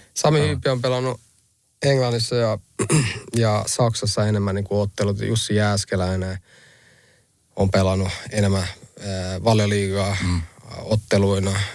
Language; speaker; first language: Finnish; early bilingual, other home language; Albanian